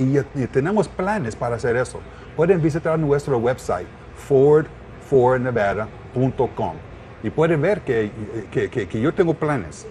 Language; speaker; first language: Spanish; non-native, learner; English